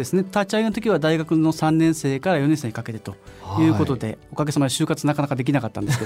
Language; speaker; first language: Japanese; native; Japanese